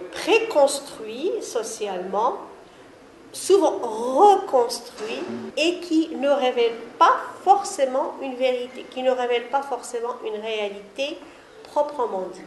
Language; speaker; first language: French; non-native, local second language; Arabic